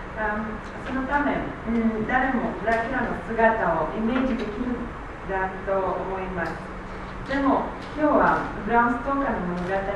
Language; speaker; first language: Japanese; non-native, learner; Romanian